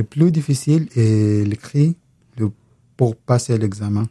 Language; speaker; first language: French; non-native, learner; Arabic